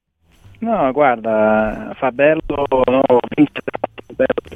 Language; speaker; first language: Italian; non-native, fluent; Portuguese